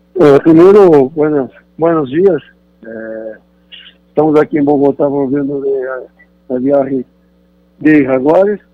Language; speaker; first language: Spanish; non-native, fluent; Portuguese